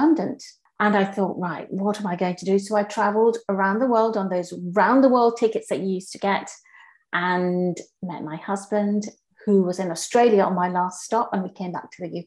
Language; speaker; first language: English; native; English